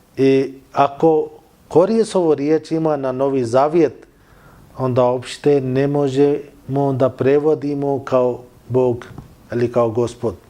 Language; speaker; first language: Bosnian; non-native, learner; Urdu